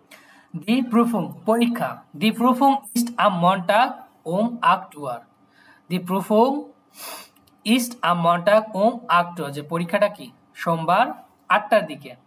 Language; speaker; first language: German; non-native, learner; Bangla